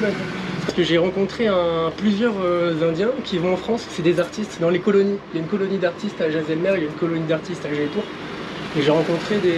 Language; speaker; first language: French; native; French